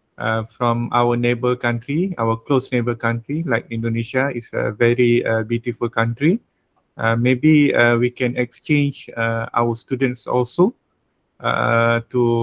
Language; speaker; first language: English; non-native, fluent; Malay